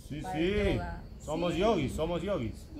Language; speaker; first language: Spanish; non-native, learner; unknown